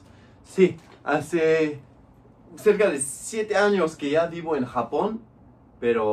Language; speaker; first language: Spanish; non-native, fluent; English